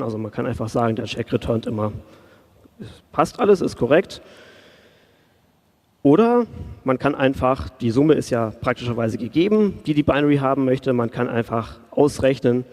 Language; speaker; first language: German; native; German